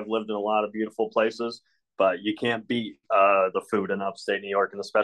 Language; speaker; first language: English; native; English